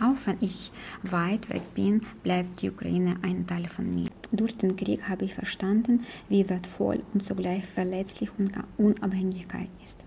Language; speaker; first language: German; non-native, fluent; Ukrainian